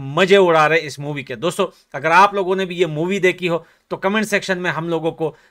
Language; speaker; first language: Hindi; native; Hindi